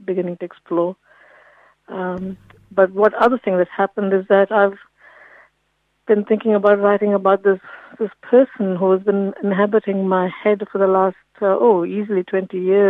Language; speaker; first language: English; native; English